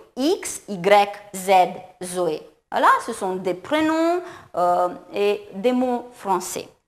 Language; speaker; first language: French; non-native, fluent; Romanian